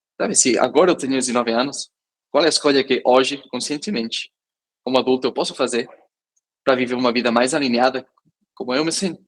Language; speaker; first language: Portuguese; non-native, fluent; Catalan